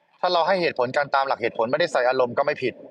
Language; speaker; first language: Thai; native; Thai